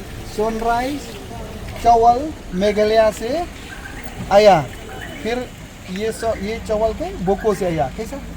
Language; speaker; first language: Hindi; non-native, local second language; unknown